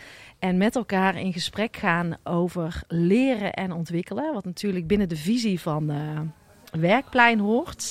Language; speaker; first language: Dutch; native; Dutch